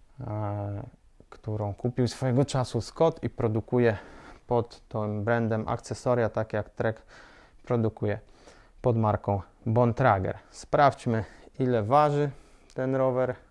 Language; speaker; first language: Polish; native; Polish